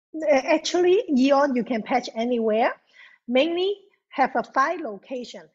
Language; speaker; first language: English; non-native, local second language; Cantonese